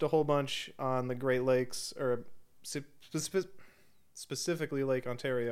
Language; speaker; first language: English; native; English